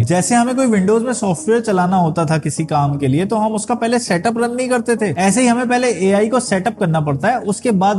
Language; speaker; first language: Hindi; native; Hindi